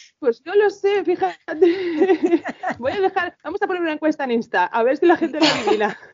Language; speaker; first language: Spanish; native; Spanish